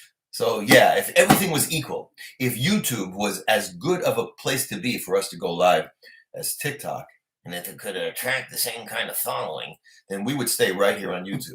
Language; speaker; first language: English; native; English